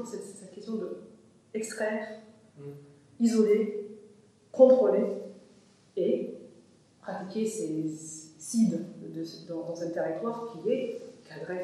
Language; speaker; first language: French; non-native, fluent; English